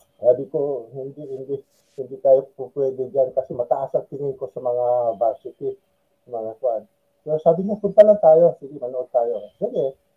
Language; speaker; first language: Filipino; non-native, local second language; Cebuano